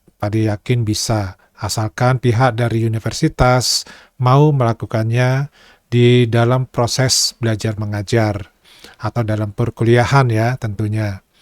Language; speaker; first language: Indonesian; native; Indonesian